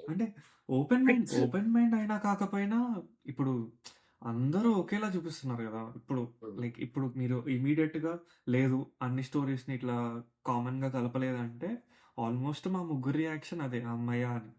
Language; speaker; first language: Telugu; native; Telugu